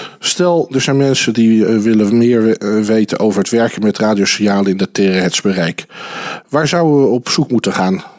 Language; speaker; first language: Dutch; native; Dutch